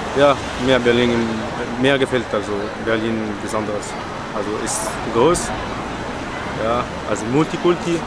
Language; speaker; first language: German; non-native, learner; Arabic